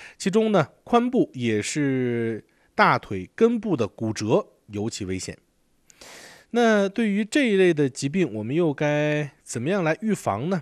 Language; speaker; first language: Chinese; native; Chinese